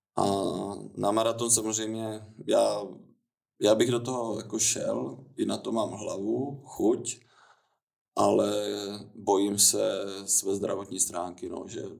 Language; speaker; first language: Czech; native; Czech